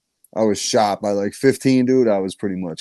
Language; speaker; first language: English; native; English